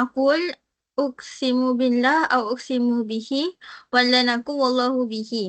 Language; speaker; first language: Arabic; non-native, fluent; Malay